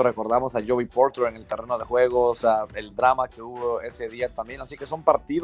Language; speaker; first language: Spanish; native; Spanish